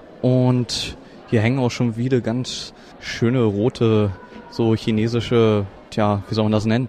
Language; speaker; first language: German; native; German